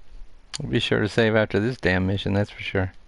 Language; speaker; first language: English; native; English